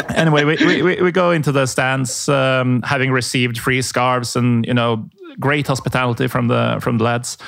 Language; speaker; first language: English; non-native, fluent; Norwegian